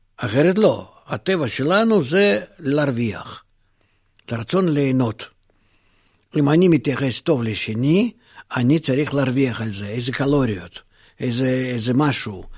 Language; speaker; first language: Hebrew; non-native, fluent; Russian